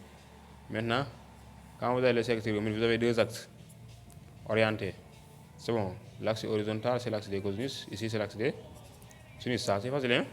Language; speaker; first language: French; non-native, local second language; Wolof